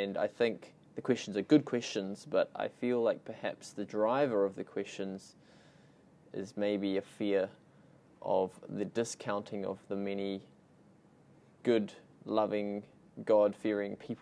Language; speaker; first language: English; native; English